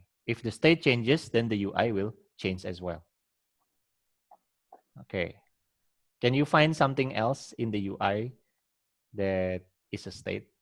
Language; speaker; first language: English; non-native, fluent; Indonesian